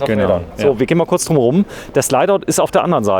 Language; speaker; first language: German; native; German